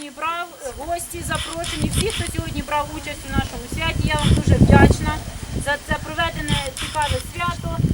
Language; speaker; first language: Ukrainian; native; Ukrainian